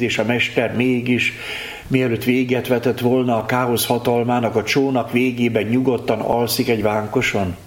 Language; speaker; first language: Hungarian; native; Hungarian